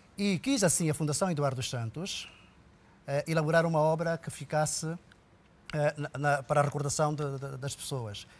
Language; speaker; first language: Portuguese; native; Portuguese